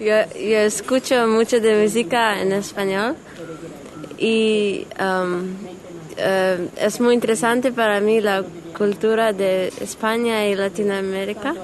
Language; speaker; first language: Spanish; non-native, learner; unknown